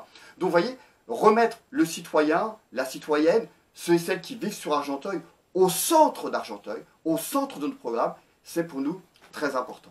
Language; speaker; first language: French; native; French